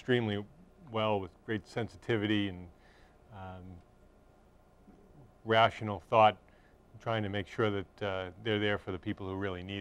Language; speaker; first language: English; native; English